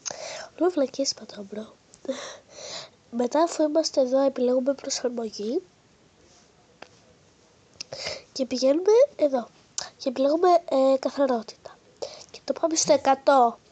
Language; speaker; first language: Greek; native; Greek